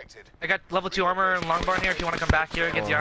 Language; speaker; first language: English; native; English